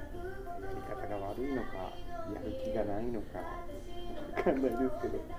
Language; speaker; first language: Japanese; native; Japanese